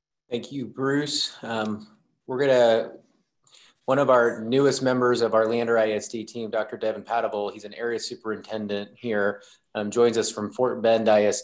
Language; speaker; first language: English; native; English